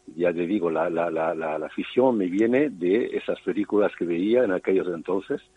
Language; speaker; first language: Spanish; native; Spanish